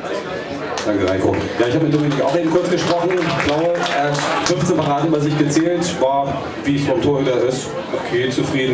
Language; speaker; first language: German; native; German